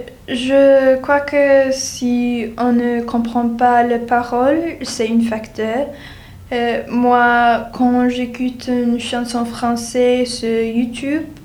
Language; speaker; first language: French; non-native, learner; English